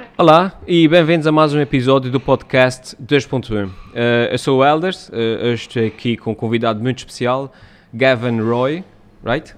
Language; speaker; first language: Portuguese; native; Portuguese